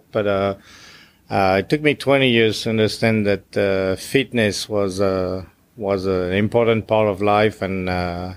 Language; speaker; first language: English; non-native, fluent; French